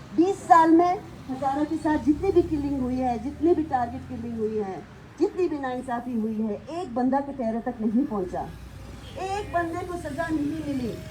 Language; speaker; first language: Urdu; non-native, local second language; Hazaragi